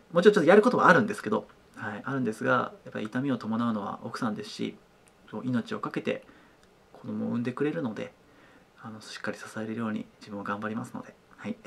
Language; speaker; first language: Japanese; native; Japanese